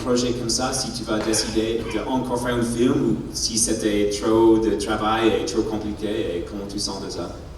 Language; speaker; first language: French; non-native, learner; English